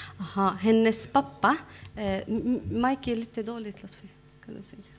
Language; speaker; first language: Swedish; non-native, learner; Arabic